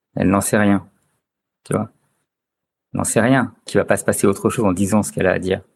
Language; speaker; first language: French; native; French